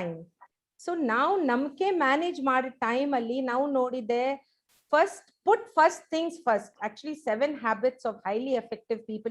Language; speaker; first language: Kannada; non-native, local second language; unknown